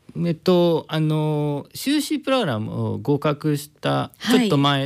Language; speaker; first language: Japanese; non-native, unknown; Spanish